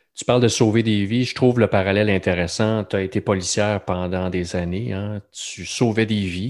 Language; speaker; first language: French; native; French